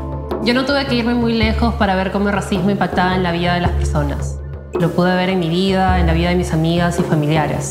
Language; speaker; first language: Spanish; native; Spanish